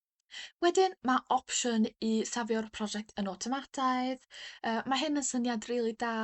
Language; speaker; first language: Welsh; non-native, local second language; English